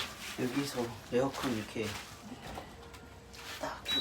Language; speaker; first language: Korean; native; Korean